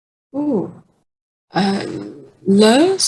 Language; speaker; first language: French; non-native, learner; Vietnamese